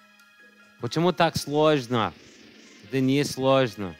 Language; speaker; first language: Russian; non-native, learner; English